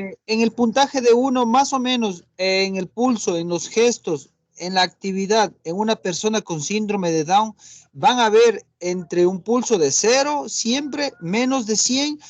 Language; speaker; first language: Spanish; native; Spanish